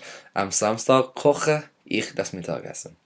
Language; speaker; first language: German; non-native, fluent; English